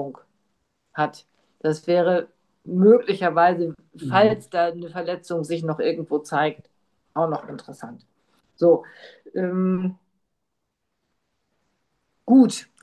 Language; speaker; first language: German; native; German